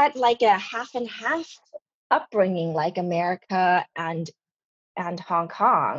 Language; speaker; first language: English; non-native, local second language; Cantonese